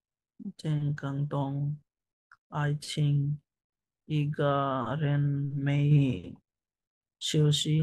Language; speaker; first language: Chinese; non-native, learner; Bangla